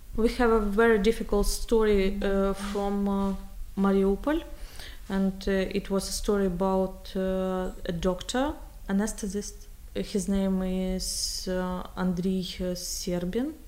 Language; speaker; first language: English; non-native, learner; Ukrainian